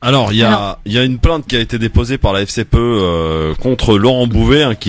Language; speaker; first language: French; native; French